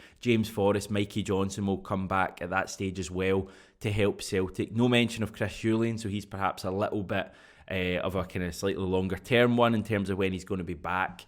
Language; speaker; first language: English; native; English